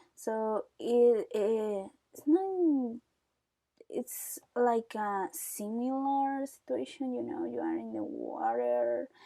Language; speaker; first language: English; non-native, learner; Spanish